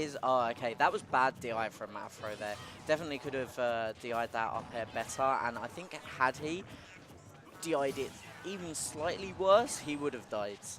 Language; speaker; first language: English; native; English